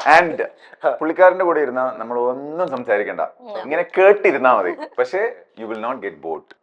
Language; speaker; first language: Malayalam; native; Malayalam